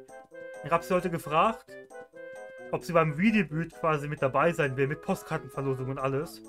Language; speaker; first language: German; native; German